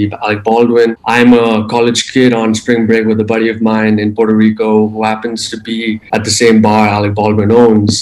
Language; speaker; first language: English; non-native, local second language; Hindi